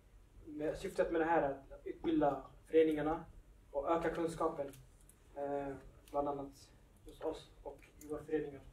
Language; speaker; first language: Swedish; early bilingual, other home language; Somali